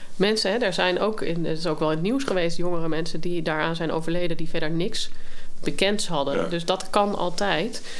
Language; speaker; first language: Dutch; native; Dutch